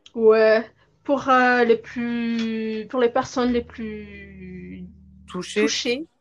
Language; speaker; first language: French; non-native, local second language; Malagasy